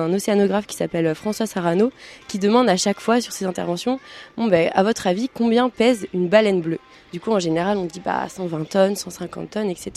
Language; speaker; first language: French; native; French